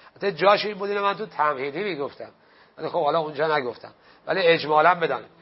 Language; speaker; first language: Persian; native; Persian